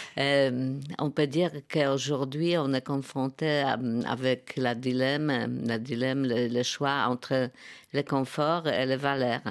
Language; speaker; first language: French; non-native, fluent; Polish